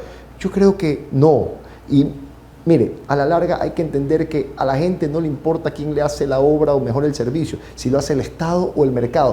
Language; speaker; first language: Spanish; native; Spanish